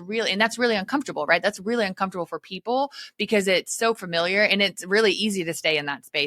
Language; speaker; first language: English; native; English